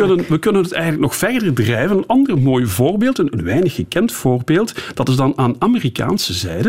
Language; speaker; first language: Dutch; native; Dutch